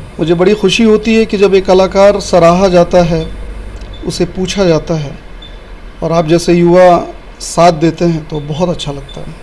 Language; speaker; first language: Hindi; non-native, local second language; Bhojpuri